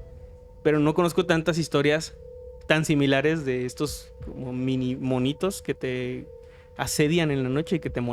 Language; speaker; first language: Spanish; native; Spanish